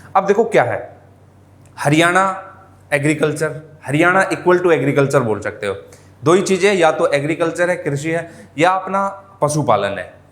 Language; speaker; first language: Hindi; native; Hindi